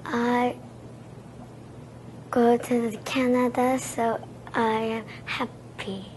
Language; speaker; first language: English; non-native, learner; Korean